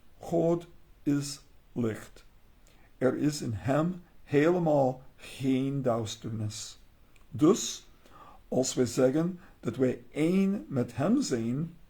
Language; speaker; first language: Dutch; non-native, learner; English